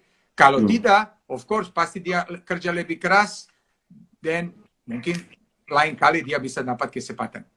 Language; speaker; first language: Indonesian; non-native, fluent; Serbian